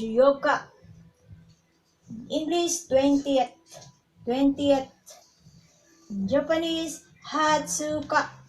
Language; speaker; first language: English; non-native, local second language; Filipino